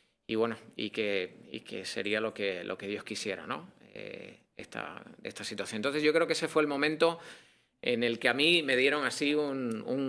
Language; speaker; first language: Spanish; native; Spanish